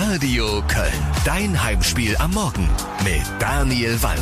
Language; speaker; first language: German; native; German